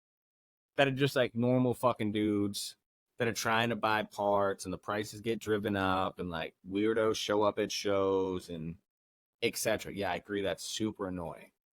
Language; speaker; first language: English; native; English